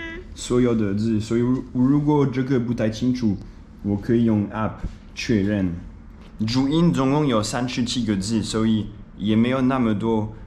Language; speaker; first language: Chinese; non-native, fluent; French